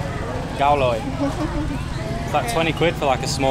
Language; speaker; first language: English; native; English